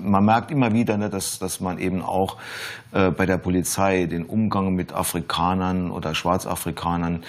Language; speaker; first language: German; native; German